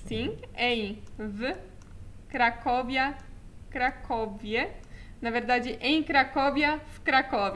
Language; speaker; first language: Portuguese; non-native, fluent; Polish